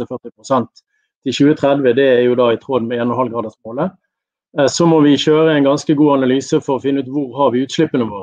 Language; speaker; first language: Norwegian; native; Norwegian